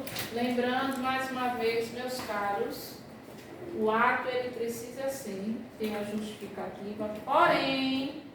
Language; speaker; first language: Portuguese; native; Portuguese